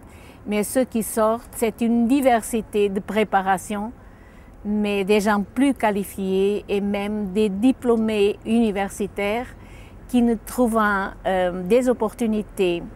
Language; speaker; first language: French; non-native, fluent; Portuguese